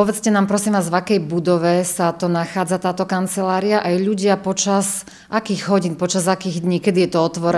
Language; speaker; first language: Slovak; native; Slovak